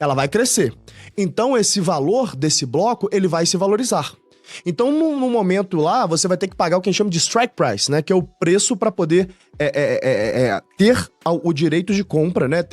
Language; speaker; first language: Portuguese; native; Portuguese